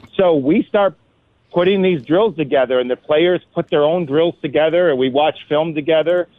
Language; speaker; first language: English; native; English